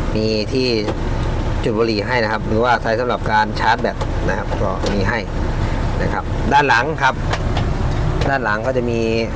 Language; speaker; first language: Thai; non-native, local second language; Northeastern Thai